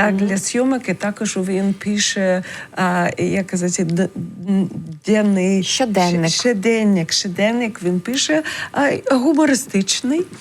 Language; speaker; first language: Ukrainian; non-native, learner; English